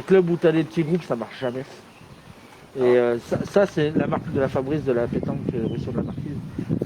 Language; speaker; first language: French; native; French